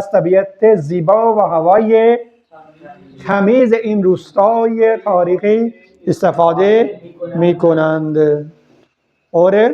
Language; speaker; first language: Persian; non-native, fluent; Urdu